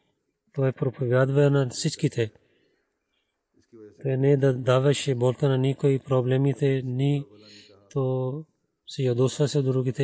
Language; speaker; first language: Bulgarian; non-native, learner; Urdu